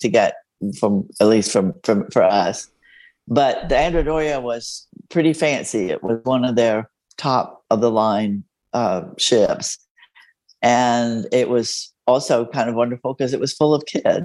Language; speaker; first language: English; non-native, fluent; Spanish